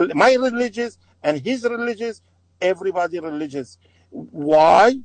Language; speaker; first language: English; non-native, learner; Arabic